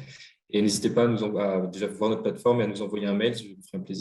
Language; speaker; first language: French; native; French